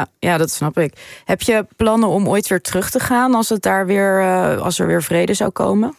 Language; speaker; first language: Dutch; native; Dutch